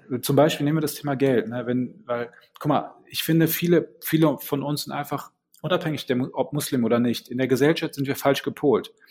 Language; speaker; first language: German; early bilingual, other home language; Bosnian